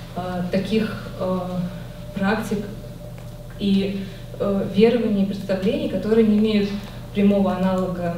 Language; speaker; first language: Russian; native; Russian